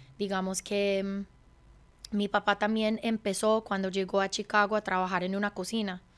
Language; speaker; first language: Spanish; early bilingual, heritage; Spanish